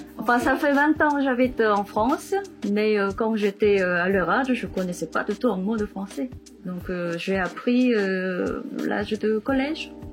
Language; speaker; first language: French; non-native, fluent; Korean